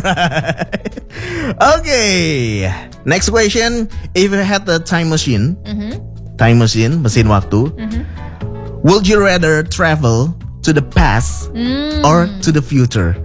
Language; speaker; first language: English; non-native, local second language; Indonesian